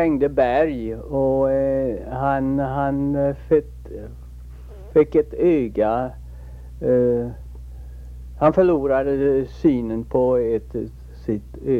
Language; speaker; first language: Swedish; early bilingual, heritage; Swedish